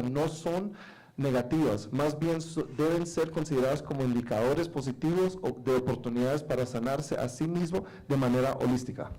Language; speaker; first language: Spanish; native; Spanish